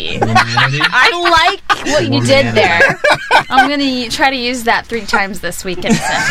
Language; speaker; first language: English; native; English